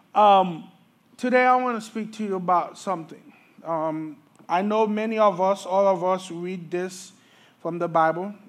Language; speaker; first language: English; early bilingual, other home language; Haitian Creole